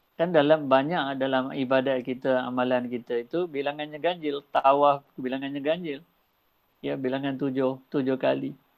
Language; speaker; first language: Malay; native; Malay